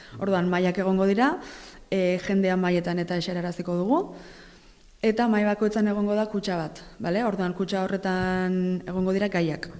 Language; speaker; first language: Basque; native; Basque